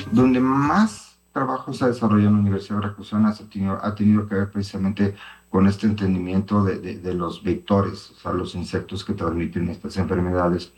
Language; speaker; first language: Spanish; native; Spanish